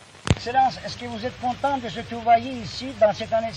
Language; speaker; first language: French; non-native, fluent; Turkish